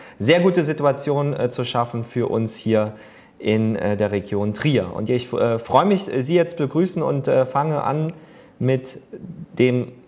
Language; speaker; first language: German; native; German